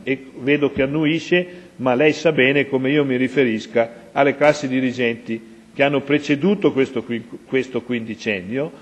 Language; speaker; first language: Italian; native; Italian